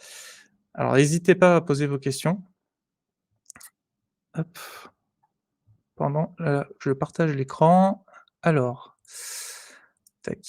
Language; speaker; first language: French; native; French